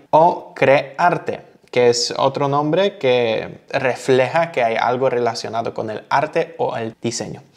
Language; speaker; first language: Spanish; non-native, fluent; Polish